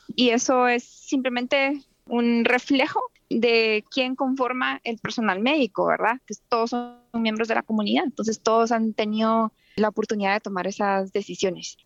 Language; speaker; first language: Spanish; native; Spanish